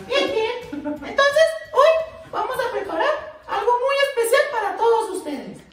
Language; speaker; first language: Spanish; native; Spanish